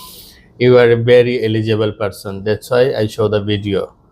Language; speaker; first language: English; non-native, learner; Bangla